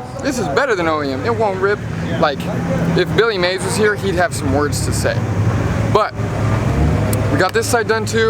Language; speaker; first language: English; native; English